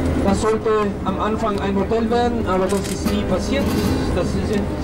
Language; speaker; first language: German; non-native, fluent; Spanish